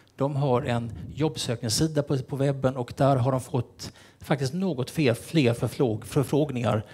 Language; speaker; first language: Swedish; native; Swedish